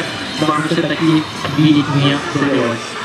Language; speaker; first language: Russian; native; Russian